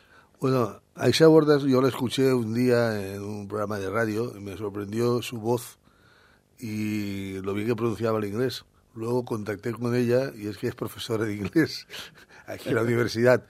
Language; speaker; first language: Spanish; native; Spanish